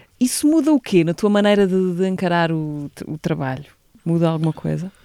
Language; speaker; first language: Portuguese; native; Portuguese